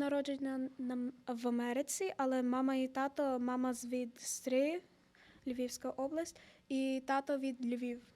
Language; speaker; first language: Ukrainian; early bilingual, heritage; Ukrainian